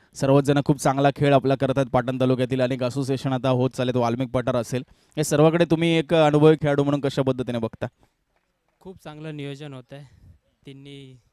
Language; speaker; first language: Marathi; native; Marathi